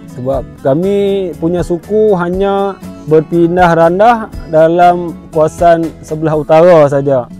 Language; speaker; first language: Malay; non-native, local second language; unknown